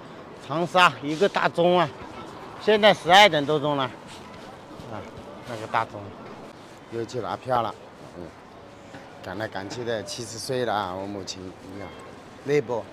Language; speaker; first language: Chinese; native; Chinese